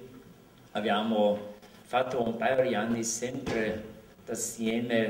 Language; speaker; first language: Italian; non-native, local second language; German